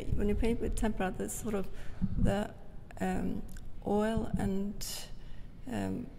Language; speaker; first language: English; non-native, fluent; Norwegian